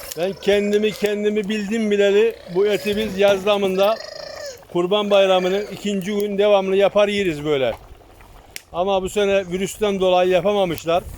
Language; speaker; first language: Turkish; native; Turkish